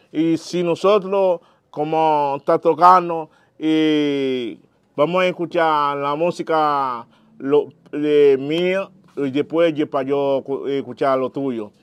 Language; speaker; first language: Spanish; non-native, learner; Haitian Creole